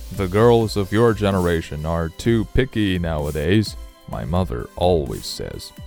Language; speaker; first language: English; non-native, fluent; Chinese